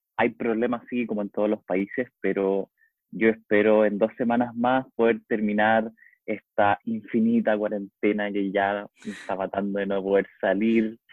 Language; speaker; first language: Spanish; native; Spanish